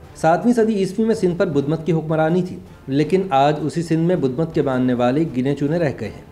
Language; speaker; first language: Urdu; native; Urdu